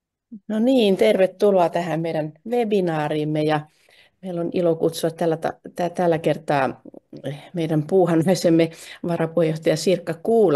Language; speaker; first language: Finnish; native; Finnish